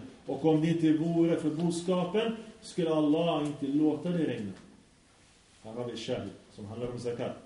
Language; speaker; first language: Swedish; early bilingual, other home language; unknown